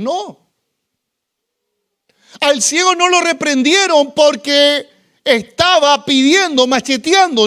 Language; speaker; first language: Spanish; native; Spanish